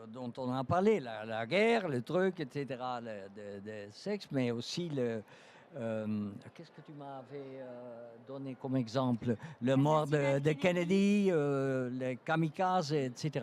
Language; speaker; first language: French; non-native, fluent; Dutch